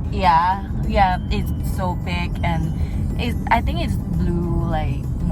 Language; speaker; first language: English; non-native, learner; Thai